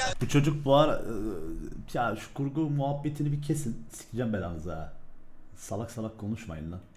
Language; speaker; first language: Turkish; early bilingual, heritage; Turkish